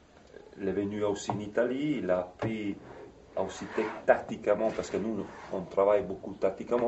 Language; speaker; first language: French; non-native, fluent; Italian